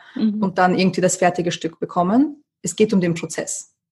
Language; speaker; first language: German; early bilingual, other home language; Russian